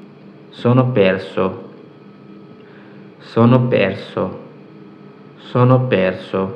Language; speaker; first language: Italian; non-native, learner; Urdu